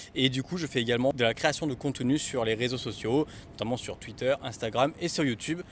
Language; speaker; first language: French; native; French